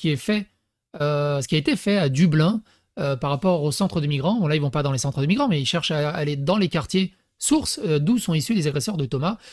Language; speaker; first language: French; early bilingual, other home language; Serbian